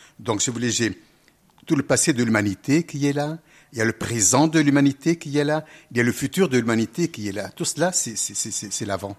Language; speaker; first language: French; non-native, local second language; Arabic